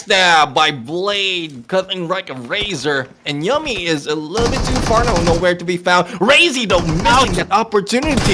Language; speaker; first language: English; non-native, local second language; Filipino